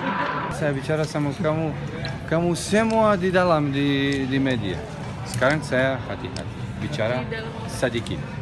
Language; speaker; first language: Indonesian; non-native, learner; Serbian